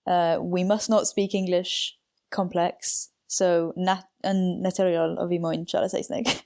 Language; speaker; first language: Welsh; non-native, local second language; English